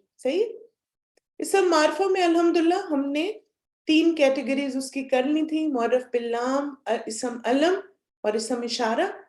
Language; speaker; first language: Urdu; native; Urdu